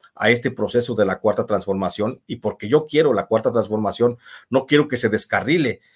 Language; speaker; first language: Spanish; native; Spanish